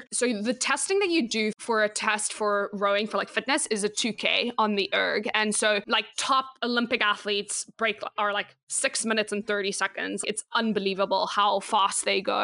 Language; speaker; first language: English; native; English